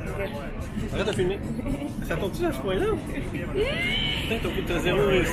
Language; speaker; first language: French; native; French